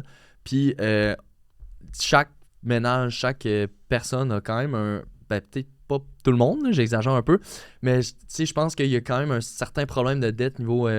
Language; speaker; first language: French; native; French